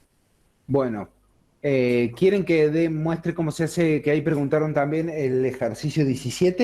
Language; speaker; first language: Spanish; native; Spanish